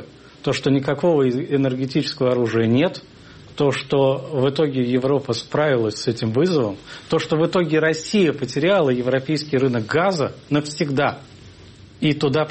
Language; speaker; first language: Russian; native; Russian